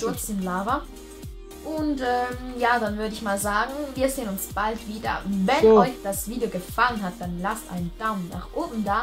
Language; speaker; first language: German; native; German